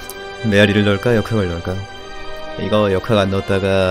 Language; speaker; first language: Korean; native; Korean